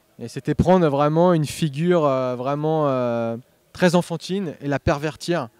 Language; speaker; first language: French; native; French